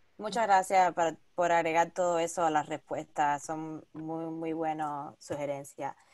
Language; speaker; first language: Spanish; early bilingual, heritage; Spanish